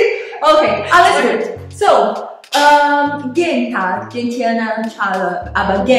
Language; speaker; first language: German; non-native, learner; Portuguese